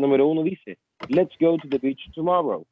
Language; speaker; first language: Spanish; native; Spanish